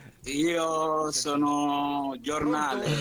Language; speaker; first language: Italian; non-native, learner; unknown